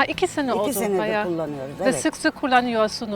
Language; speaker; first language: Turkish; non-native, fluent; German